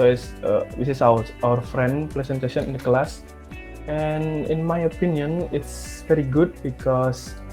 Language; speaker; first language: English; non-native, learner; Indonesian